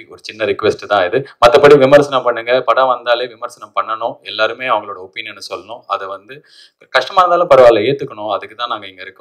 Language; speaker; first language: Tamil; native; Tamil